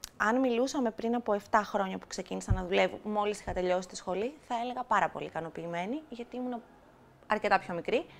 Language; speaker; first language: Greek; native; Greek